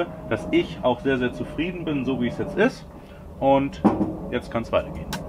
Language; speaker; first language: German; native; German